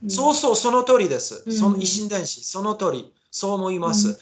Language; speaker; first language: Japanese; non-native, learner; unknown